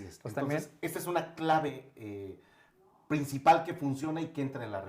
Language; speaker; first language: Spanish; native; Spanish